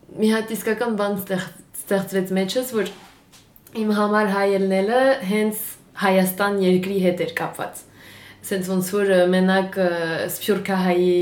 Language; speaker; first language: Armenian; early bilingual, heritage; French